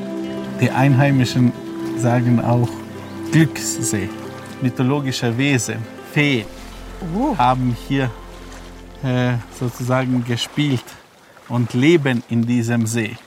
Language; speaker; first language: German; non-native, learner; Albanian